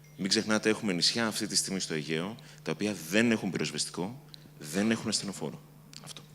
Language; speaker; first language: Greek; native; Greek